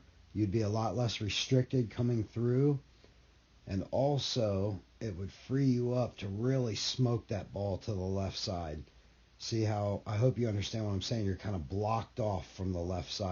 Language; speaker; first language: English; native; English